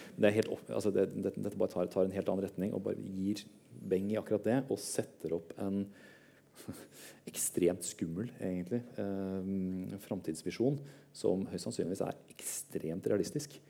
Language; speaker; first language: Norwegian; native; Norwegian